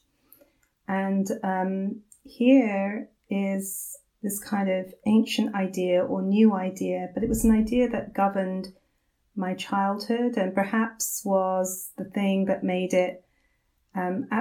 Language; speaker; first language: English; native; English